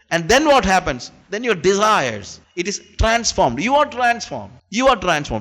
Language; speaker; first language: English; non-native, local second language; Malayalam